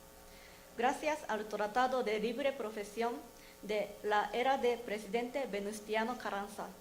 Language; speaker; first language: Spanish; non-native, learner; Japanese